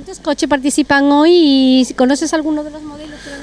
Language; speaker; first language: Spanish; native; Spanish